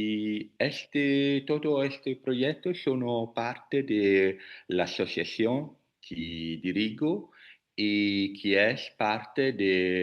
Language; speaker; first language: Spanish; non-native, learner; Italian